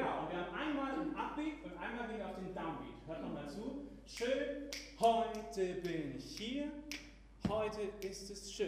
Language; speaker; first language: German; native; German